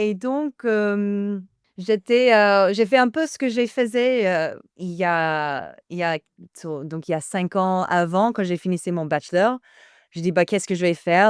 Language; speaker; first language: French; non-native, fluent; English